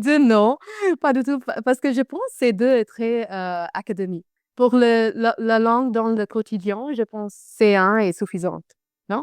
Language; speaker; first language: French; non-native, fluent; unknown